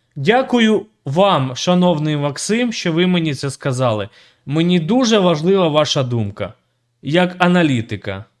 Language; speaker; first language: Ukrainian; native; Ukrainian